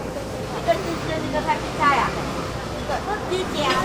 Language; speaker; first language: Chinese; non-native, fluent; Vietnamese